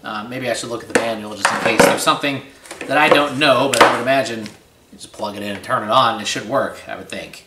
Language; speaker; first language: English; native; English